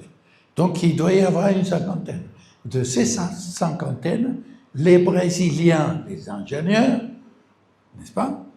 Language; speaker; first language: French; non-native, fluent; Spanish